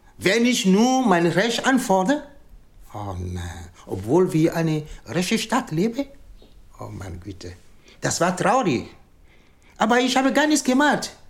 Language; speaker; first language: German; non-native, fluent; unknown